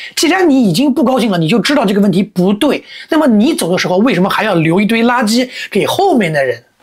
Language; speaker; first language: Chinese; native; Chinese